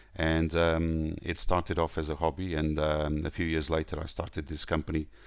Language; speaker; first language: English; non-native, fluent; Portuguese